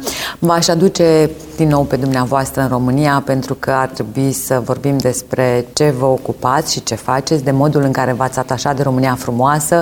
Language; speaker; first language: Romanian; native; Romanian